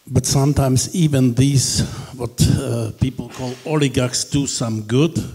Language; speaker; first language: English; non-native, fluent; German